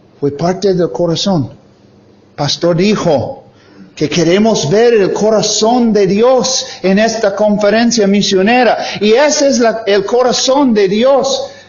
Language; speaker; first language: Spanish; non-native, fluent; English